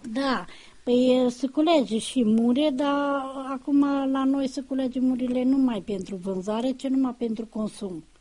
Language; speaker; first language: Romanian; native; Romanian